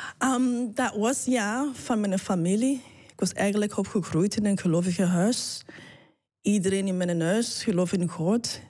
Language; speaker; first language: Dutch; non-native, fluent; English